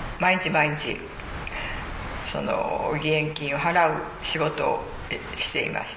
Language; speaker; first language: Japanese; native; Japanese